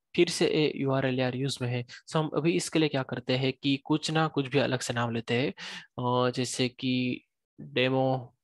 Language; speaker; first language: Hindi; native; Hindi